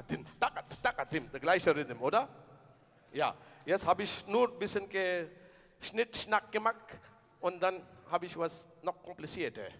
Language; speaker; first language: German; non-native, learner; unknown